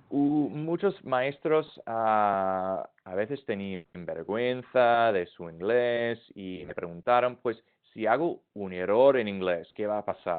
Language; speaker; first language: Spanish; non-native, fluent; English